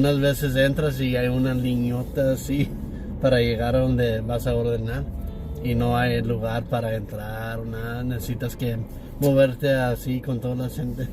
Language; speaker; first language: Spanish; early bilingual, heritage; English